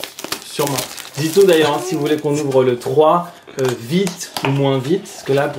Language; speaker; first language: French; native; French